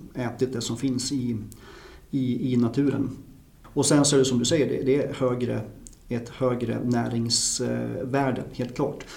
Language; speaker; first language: Swedish; native; Swedish